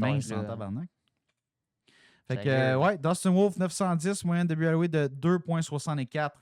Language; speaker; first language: French; native; French